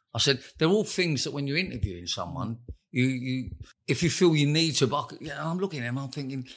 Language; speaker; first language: English; native; English